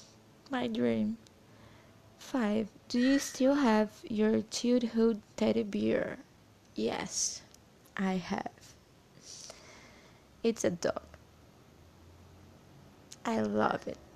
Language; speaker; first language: English; non-native, learner; Portuguese